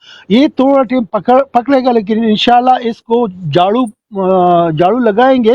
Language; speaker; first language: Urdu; non-native, local second language; Pashto